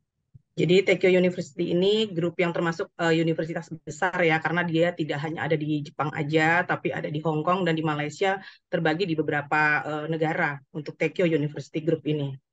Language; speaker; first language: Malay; non-native, fluent; Japanese